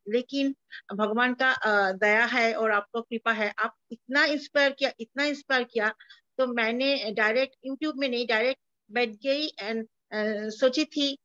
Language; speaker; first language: Hindi; non-native, local second language; Bangla